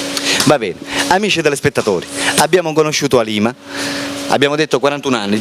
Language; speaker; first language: Italian; native; Italian